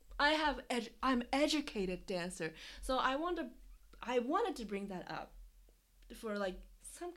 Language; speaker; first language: English; non-native, fluent; Japanese